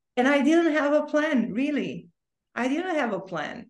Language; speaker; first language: English; non-native, fluent; Romanian